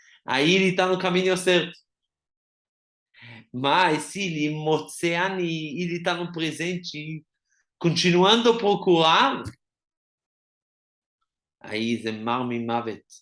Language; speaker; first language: Portuguese; non-native, fluent; Hebrew